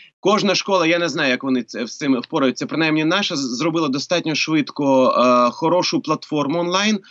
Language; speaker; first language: Ukrainian; native; Ukrainian